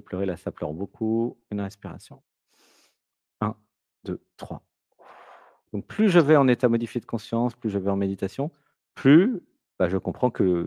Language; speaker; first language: French; native; French